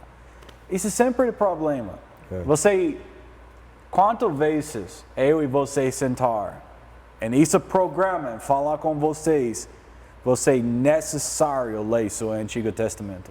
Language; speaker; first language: Portuguese; non-native, learner; English